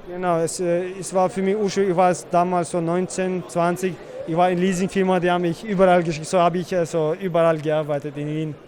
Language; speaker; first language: German; non-native, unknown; Czech